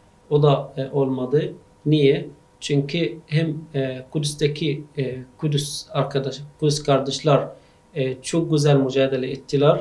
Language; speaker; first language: Turkish; non-native, fluent; Arabic